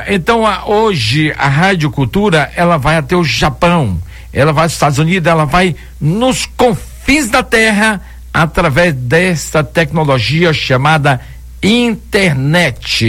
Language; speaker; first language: Portuguese; native; Portuguese